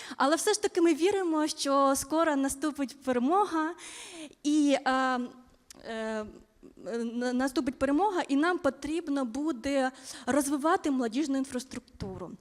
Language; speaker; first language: Ukrainian; native; Ukrainian